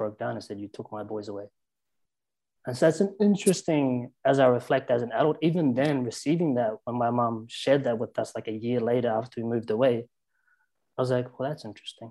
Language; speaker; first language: English; native; English